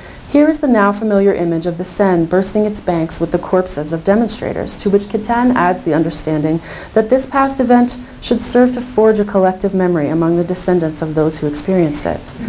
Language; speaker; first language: English; native; English